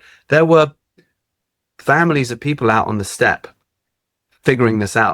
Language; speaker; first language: English; native; English